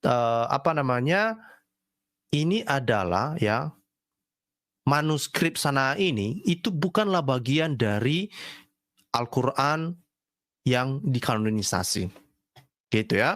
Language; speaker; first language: Indonesian; native; Indonesian